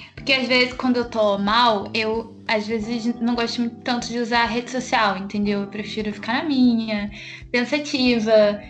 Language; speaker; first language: Portuguese; native; Portuguese